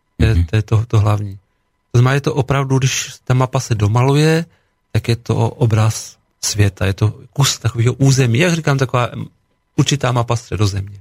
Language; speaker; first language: Czech; native; Czech